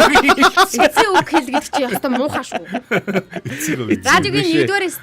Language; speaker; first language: Mongolian; native; Mongolian